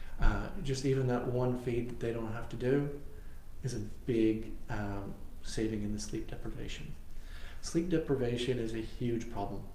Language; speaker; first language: English; native; English